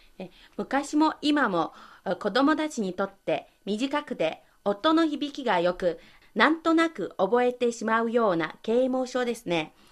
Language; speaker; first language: Japanese; non-native, fluent; Chinese